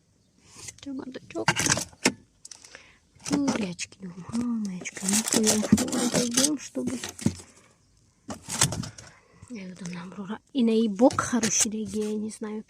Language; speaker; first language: Russian; non-native, local second language; Tajik